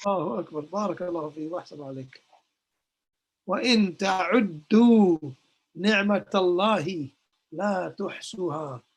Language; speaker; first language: Arabic; non-native, fluent; English